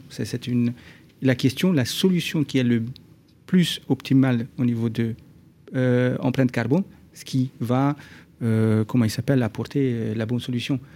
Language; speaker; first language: French; non-native, fluent; Hungarian